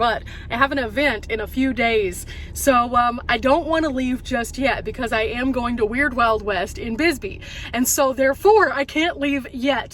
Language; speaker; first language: English; native; English